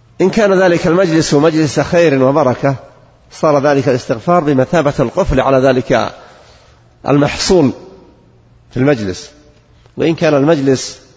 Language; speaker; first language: Arabic; native; Arabic